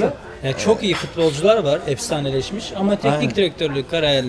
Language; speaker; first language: Turkish; native; Turkish